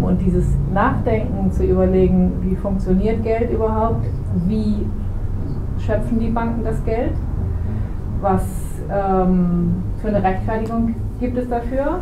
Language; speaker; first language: German; native; German